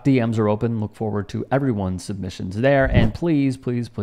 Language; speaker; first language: English; native; English